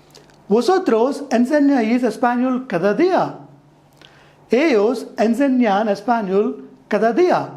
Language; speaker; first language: Spanish; non-native, fluent; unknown